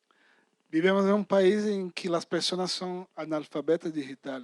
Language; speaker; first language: Spanish; non-native, fluent; Portuguese